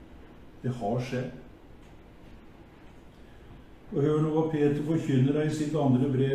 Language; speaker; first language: Norwegian; native; Norwegian